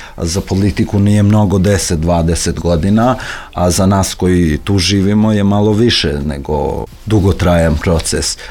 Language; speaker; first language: Serbian; non-native, local second language; Albanian